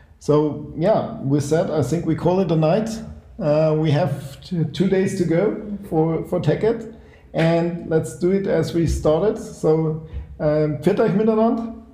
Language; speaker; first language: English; non-native, fluent; German